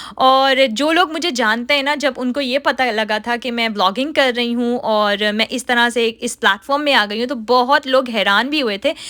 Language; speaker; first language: Urdu; native; Urdu